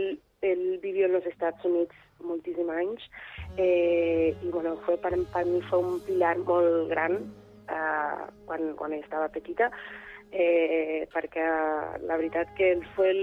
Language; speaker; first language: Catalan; non-native, learner; Spanish